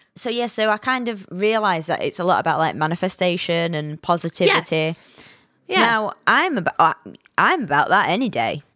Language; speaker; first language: English; native; English